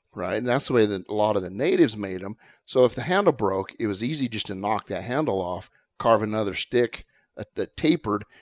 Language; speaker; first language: English; native; English